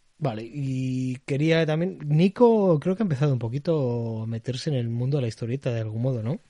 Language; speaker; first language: Spanish; native; Spanish